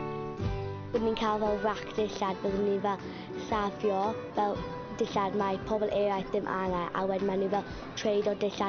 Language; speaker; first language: Welsh; non-native, local second language; English